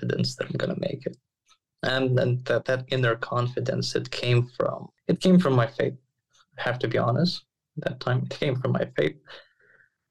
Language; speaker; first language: English; non-native, fluent; Ukrainian